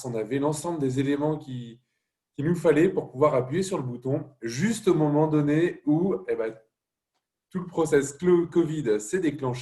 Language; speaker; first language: French; native; French